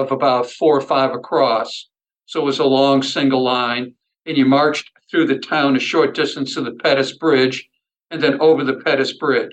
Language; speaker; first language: English; native; English